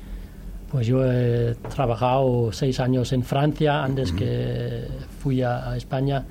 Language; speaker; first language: Spanish; non-native, fluent; Danish